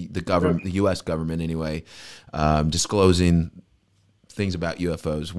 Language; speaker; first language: English; native; English